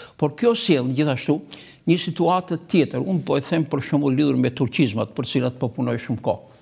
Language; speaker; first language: Albanian; native; Albanian